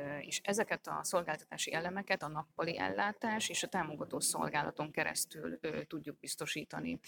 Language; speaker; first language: Hungarian; native; Hungarian